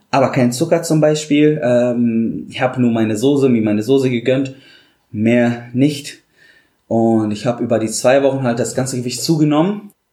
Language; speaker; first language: German; non-native, fluent; Arabic